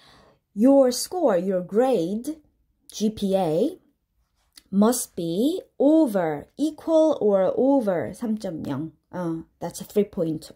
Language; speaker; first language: English; non-native, fluent; Korean